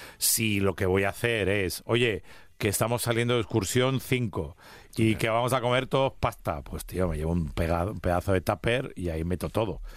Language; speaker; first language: Spanish; early bilingual, heritage; Spanish